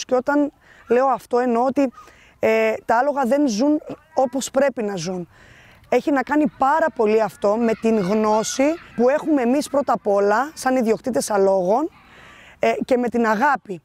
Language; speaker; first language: Greek; native; Greek